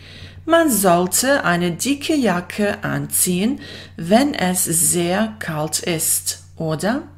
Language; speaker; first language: German; non-native, fluent; Bosnian